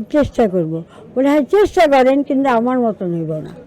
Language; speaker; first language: Bangla; native; Bangla